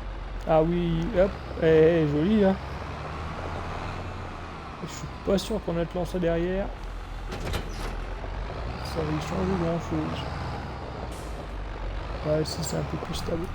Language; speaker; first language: French; native; French